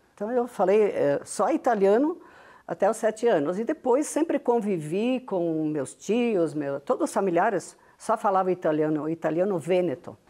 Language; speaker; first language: Portuguese; non-native, local second language; Venetian